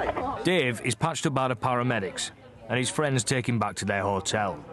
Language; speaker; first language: English; native; English